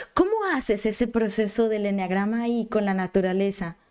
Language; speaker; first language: Spanish; native; Spanish